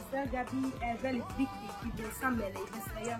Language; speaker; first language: Swedish; non-native, fluent; Lingala